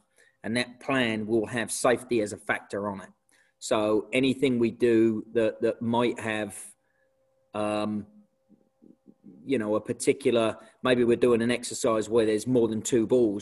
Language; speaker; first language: English; native; English